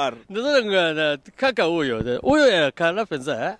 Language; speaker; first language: Lingala; non-native, fluent; Japanese